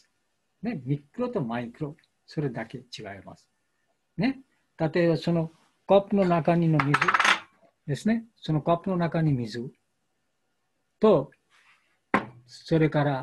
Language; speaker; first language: Japanese; non-native, fluent; Bangla